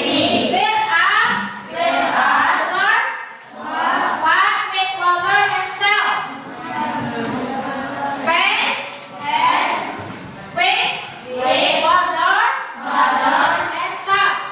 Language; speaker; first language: English; non-native, learner; Indonesian